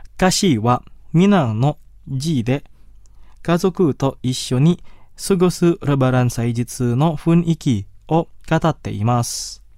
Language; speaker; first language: Japanese; non-native, fluent; Indonesian